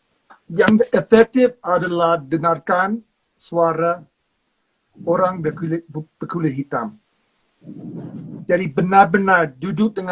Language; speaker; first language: Indonesian; non-native, fluent; English